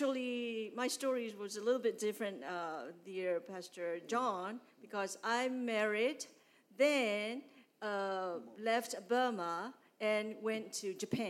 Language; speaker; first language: English; non-native, fluent; Burmese